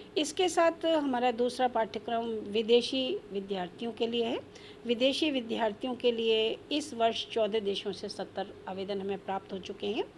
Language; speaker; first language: Hindi; native; Hindi